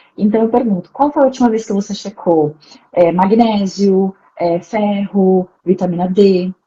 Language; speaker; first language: Portuguese; native; Portuguese